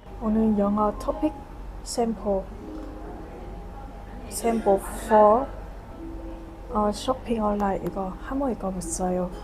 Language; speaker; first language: Korean; non-native, learner; Vietnamese